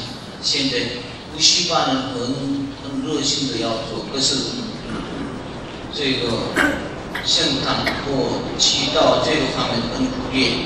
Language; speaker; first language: Chinese; non-native, learner; Korean